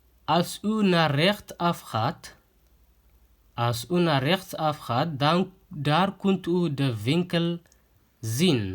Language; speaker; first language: Dutch; non-native, fluent; Tigrinya